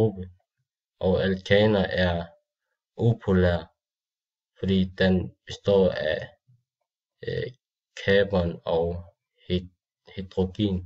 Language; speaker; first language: Danish; non-native, learner; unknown